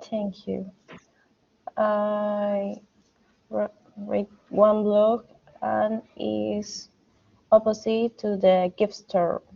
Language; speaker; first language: English; non-native, learner; Spanish